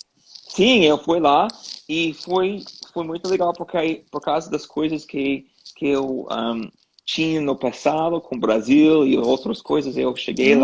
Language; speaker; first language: Portuguese; non-native, learner; English